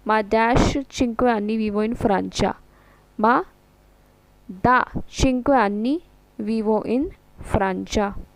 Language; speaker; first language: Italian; non-native, fluent; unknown